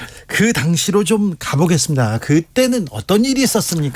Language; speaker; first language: Korean; native; Korean